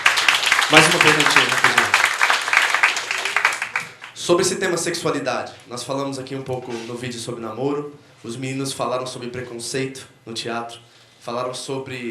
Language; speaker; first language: Portuguese; native; Portuguese